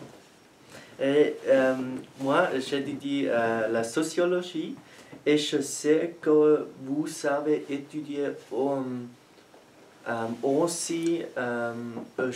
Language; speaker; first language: French; non-native, learner; German